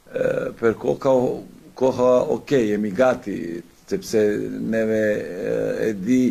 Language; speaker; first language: Albanian; non-native, learner; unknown